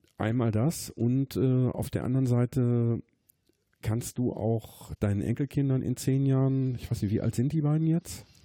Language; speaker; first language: German; native; German